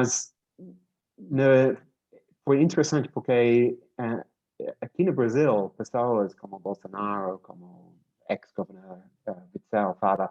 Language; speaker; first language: Portuguese; non-native, learner; English